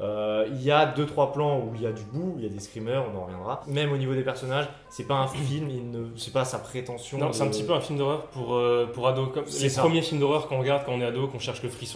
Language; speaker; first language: French; native; French